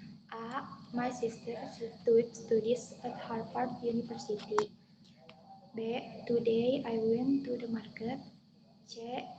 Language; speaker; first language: English; non-native, learner; Indonesian